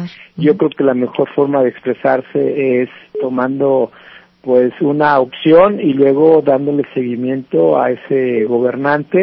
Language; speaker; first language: Spanish; native; Spanish